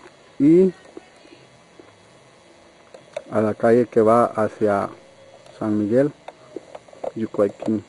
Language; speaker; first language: Spanish; native; Spanish